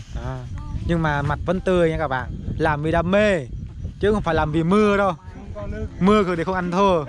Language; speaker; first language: Vietnamese; non-native, local second language; Jarai